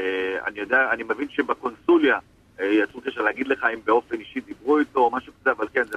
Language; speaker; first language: Hebrew; native; Hebrew